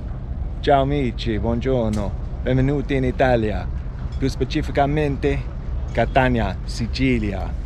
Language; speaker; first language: Italian; non-native, learner; English